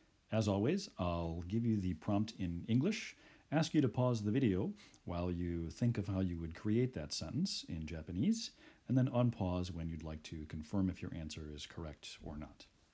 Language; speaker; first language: English; native; English